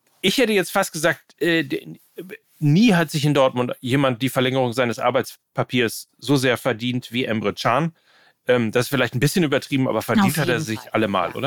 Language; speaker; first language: German; native; German